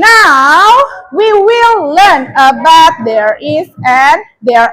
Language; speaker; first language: English; non-native, learner; Indonesian